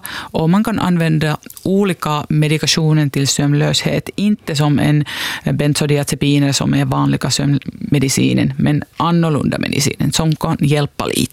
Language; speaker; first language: Swedish; non-native, local second language; Finnish